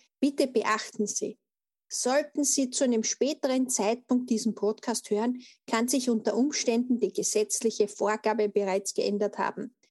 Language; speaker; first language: German; native; German